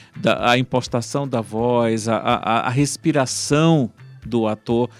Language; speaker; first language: Portuguese; native; Portuguese